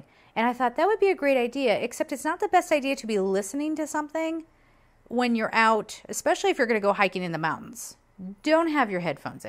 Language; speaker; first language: English; native; English